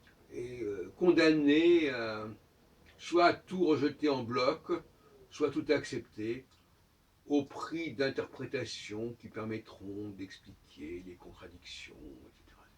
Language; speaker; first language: French; native; French